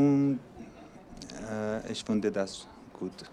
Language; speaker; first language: German; non-native, learner; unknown